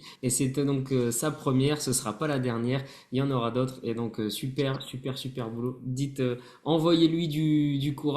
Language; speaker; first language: French; native; French